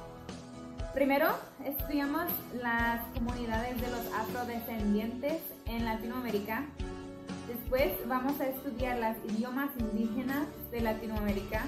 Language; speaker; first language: Spanish; non-native, fluent; English